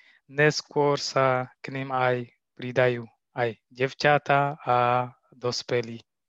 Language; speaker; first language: Slovak; non-native, learner; Tigrinya